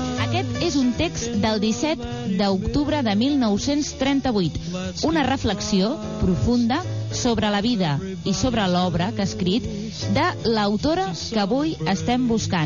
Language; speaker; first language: Catalan; native; Catalan